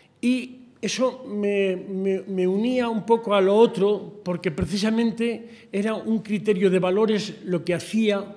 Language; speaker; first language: Spanish; native; Spanish